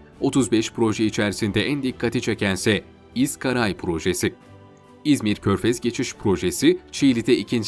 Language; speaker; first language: Turkish; native; Turkish